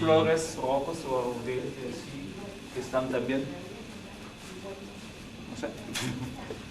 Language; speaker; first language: Spanish; non-native, learner; French